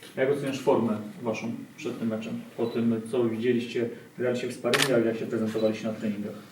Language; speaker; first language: Polish; native; Polish